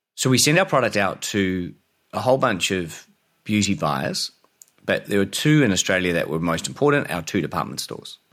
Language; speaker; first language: English; native; English